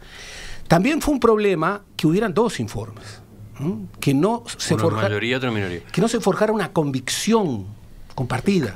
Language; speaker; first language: Spanish; native; Spanish